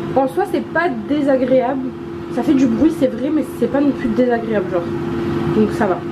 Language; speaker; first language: French; early bilingual, other home language; Arabic